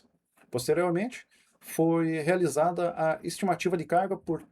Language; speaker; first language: Portuguese; native; Portuguese